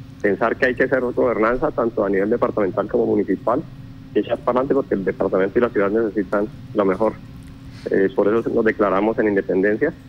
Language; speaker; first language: Spanish; native; Spanish